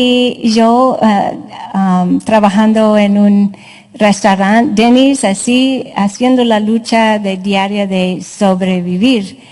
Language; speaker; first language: Spanish; non-native, fluent; English